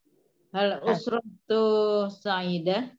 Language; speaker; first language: Arabic; non-native, learner; Indonesian